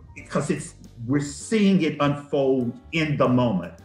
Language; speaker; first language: English; native; English